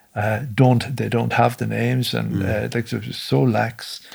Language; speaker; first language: English; native; English